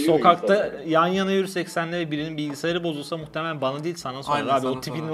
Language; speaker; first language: Turkish; native; Turkish